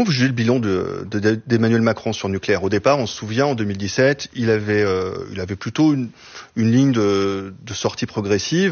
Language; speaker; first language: French; native; French